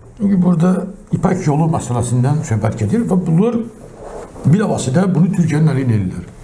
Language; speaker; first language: Azerbaijani; non-native, local second language; Talysh